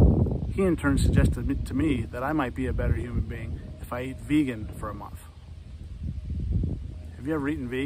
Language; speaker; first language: English; native; English